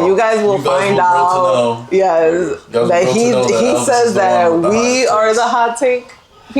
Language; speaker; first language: English; native; English